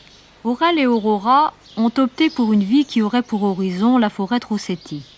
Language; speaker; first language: French; native; French